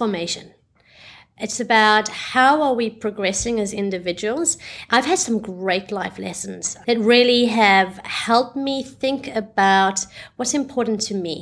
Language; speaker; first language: English; native; English